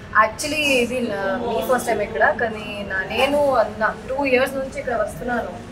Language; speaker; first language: Telugu; non-native, learner; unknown